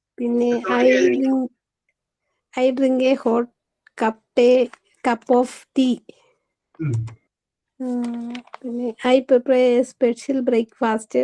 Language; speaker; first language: English; non-native, learner; Malayalam